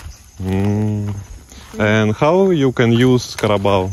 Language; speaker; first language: English; non-native, learner; Russian